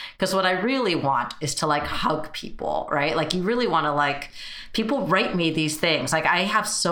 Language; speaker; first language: English; early bilingual, other home language; Chinese